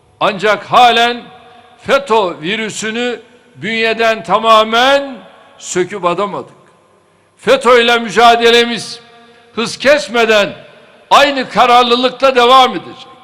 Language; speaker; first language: Turkish; native; Turkish